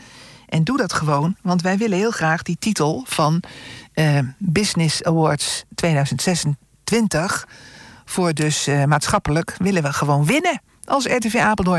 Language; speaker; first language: Dutch; native; Dutch